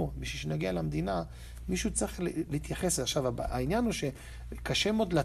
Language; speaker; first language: Hebrew; native; Hebrew